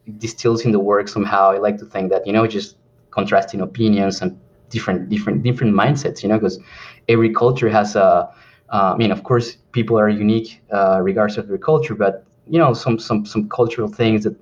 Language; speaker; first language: English; non-native, fluent; Spanish